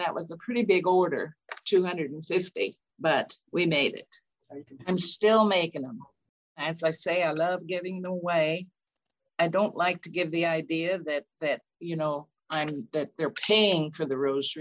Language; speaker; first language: English; native; English